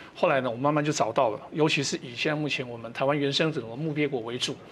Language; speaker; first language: Chinese; native; Chinese